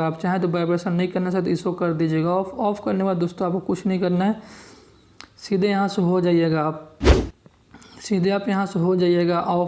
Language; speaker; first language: Hindi; native; Hindi